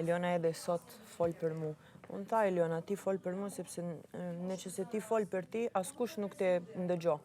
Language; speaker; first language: Albanian; early bilingual, heritage; Albanian